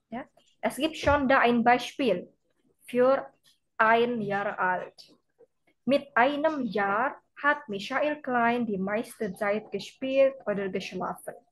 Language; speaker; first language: German; non-native, fluent; Indonesian